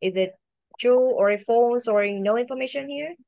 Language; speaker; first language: English; non-native, learner; Vietnamese